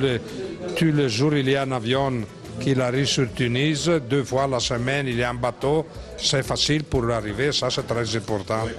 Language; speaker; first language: French; non-native, learner; Italian